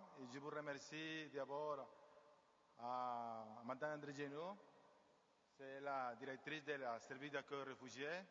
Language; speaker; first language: French; non-native, learner; Spanish